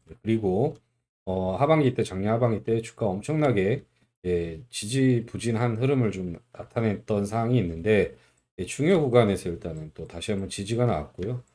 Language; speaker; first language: Korean; native; Korean